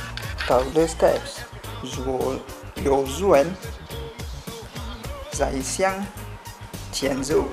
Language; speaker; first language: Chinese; non-native, learner; Malay